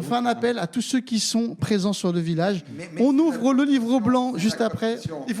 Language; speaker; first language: French; native; French